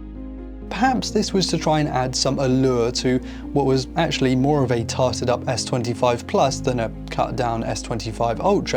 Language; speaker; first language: English; native; English